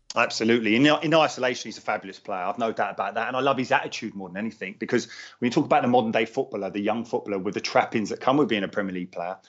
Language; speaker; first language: English; native; English